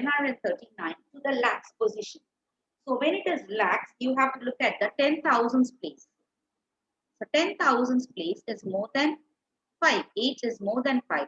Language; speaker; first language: English; non-native, local second language; Tamil